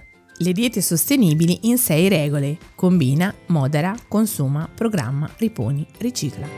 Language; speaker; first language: Italian; native; Italian